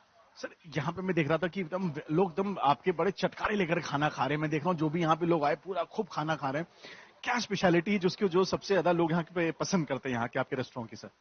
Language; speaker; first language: Hindi; native; Hindi